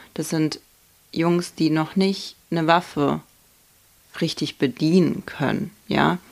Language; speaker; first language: German; early bilingual, other home language; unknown